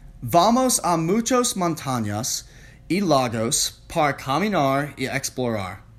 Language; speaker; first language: Spanish; non-native, learner; English